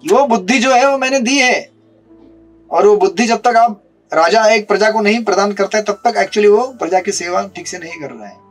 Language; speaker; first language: Hindi; non-native, local second language; Marathi